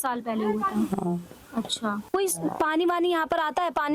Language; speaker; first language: Hindi; native; Hindi